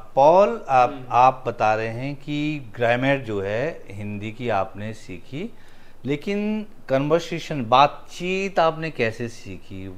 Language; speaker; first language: Hindi; native; Hindi